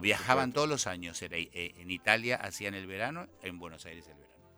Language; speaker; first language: Spanish; native; Spanish